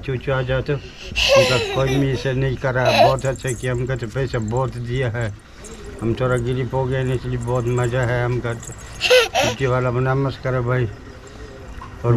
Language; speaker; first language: Hindi; non-native, local second language; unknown